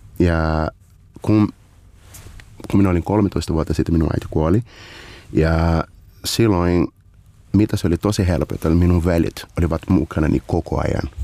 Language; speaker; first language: Finnish; non-native, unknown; Portuguese